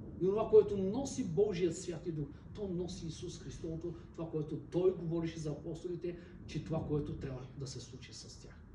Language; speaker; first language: Bulgarian; non-native, local second language; Turkish